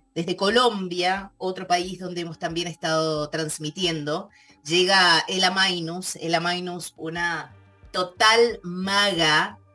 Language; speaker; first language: Spanish; native; Spanish